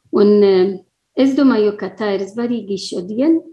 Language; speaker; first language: Latvian; non-native, learner; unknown